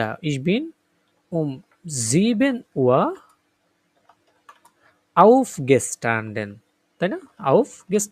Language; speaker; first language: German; non-native, fluent; Bangla